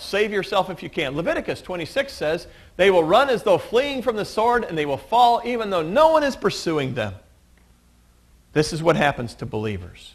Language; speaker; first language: English; native; English